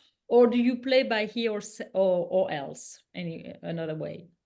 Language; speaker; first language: English; non-native, fluent; French